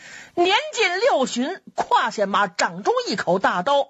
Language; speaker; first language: Chinese; native; Chinese